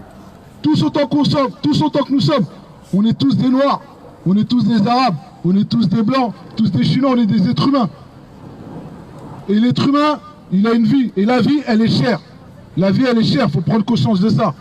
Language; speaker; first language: French; native; French